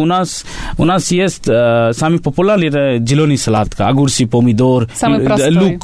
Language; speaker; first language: Russian; non-native, learner; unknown